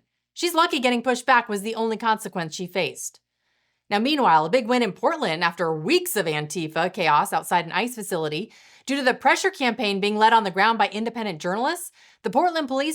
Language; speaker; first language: English; native; English